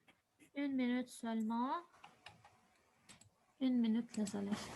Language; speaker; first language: French; non-native, local second language; Arabic